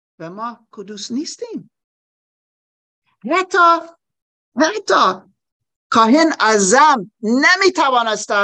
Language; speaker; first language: Persian; non-native, learner; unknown